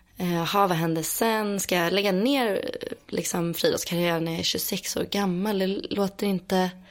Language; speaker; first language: Swedish; native; Swedish